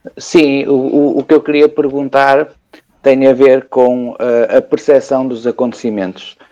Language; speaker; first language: Portuguese; native; Portuguese